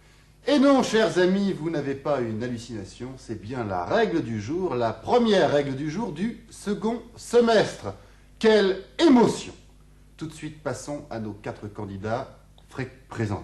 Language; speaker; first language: French; native; French